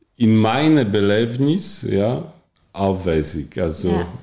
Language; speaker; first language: Dutch; non-native, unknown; Polish